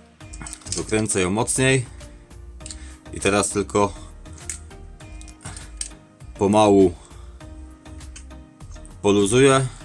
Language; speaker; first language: Polish; native; Polish